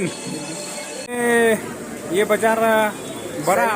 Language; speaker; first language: Hindi; non-native, local second language; Khasi